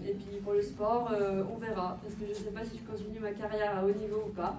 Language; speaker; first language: French; native; French